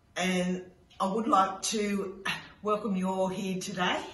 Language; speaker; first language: English; native; English